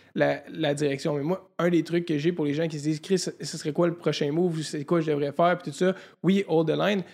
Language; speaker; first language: French; native; French